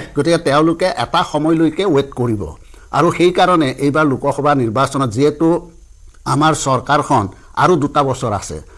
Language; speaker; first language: Assamese; native; Assamese